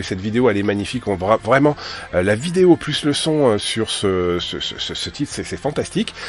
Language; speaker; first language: French; native; French